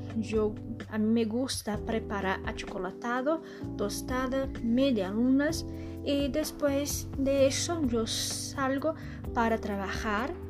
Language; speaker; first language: Spanish; non-native, learner; Portuguese